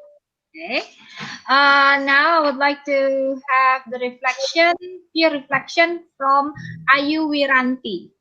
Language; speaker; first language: English; non-native, fluent; Indonesian